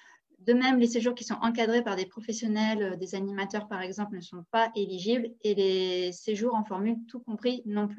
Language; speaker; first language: French; native; French